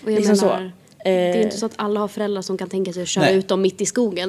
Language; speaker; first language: Swedish; native; Swedish